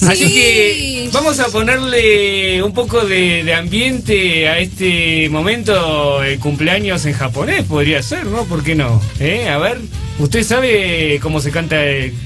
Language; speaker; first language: Spanish; native; Spanish